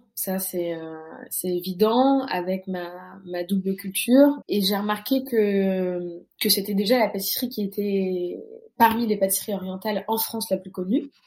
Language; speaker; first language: French; native; French